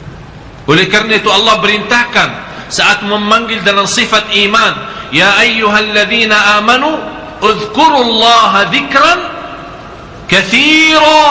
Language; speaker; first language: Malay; non-native, fluent; Arabic